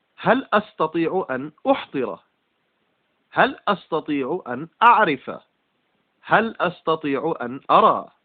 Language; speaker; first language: Arabic; non-native, fluent; English